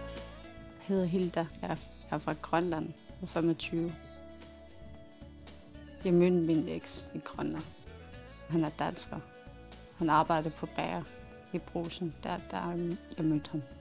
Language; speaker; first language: Danish; non-native, local second language; Kalaallisut